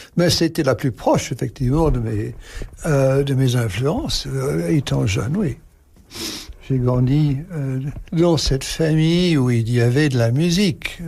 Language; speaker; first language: French; non-native, fluent; English